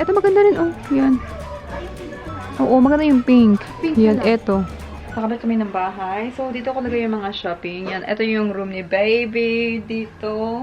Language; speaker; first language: Filipino; non-native, learner; English